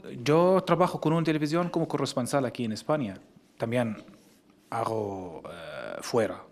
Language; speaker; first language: Spanish; non-native, fluent; Arabic